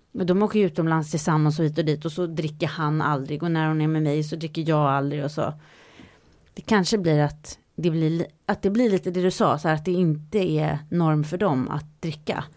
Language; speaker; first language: Swedish; native; Swedish